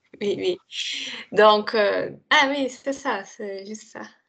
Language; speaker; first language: French; non-native, learner; Portuguese